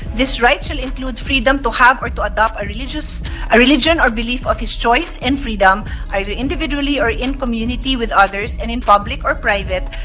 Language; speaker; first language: English; non-native, local second language; Filipino